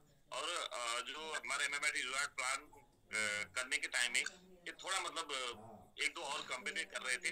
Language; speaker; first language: Hindi; native; Hindi